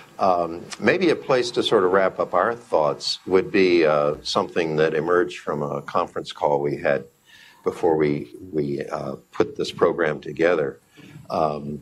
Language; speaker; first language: English; native; English